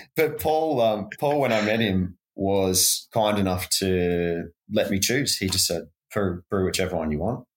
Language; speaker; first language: English; native; English